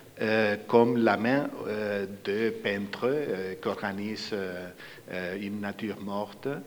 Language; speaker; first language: French; non-native, fluent; Spanish